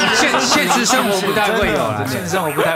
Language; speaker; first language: Chinese; native; Chinese